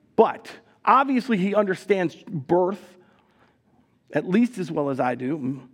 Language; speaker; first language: English; native; English